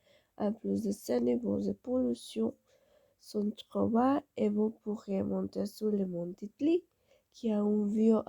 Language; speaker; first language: French; non-native, learner; Spanish